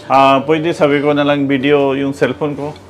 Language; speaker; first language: Filipino; non-native, learner; Punjabi